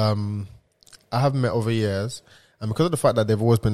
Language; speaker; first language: English; non-native, local second language; Yoruba